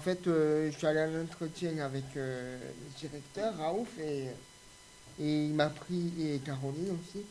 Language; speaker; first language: French; native; French